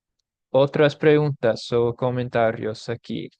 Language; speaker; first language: Spanish; non-native, fluent; English